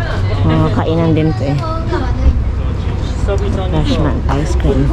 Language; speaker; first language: Filipino; native; Filipino